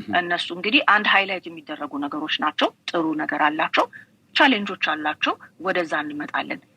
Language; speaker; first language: Amharic; native; Amharic